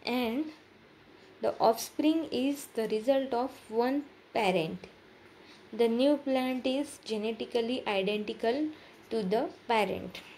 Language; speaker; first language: English; non-native, local second language; Marathi